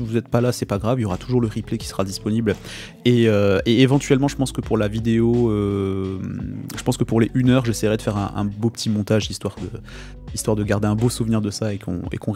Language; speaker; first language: French; native; French